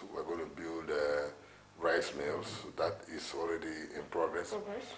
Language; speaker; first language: English; non-native, local second language; Igbo